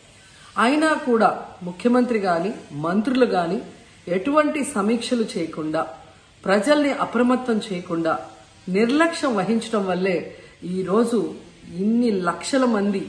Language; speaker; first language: Telugu; native; Telugu